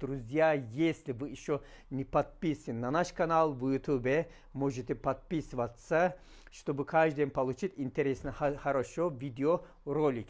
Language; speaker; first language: Russian; non-native, learner; Turkish